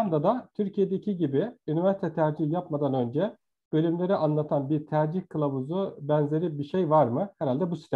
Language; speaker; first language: Turkish; native; Turkish